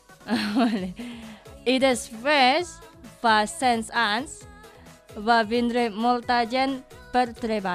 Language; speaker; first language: Catalan; non-native, learner; Indonesian